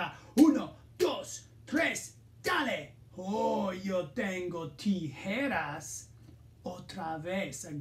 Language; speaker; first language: Spanish; non-native, fluent; English